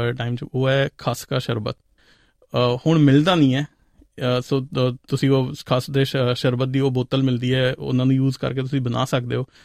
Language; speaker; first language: Punjabi; non-native, local second language; Hindi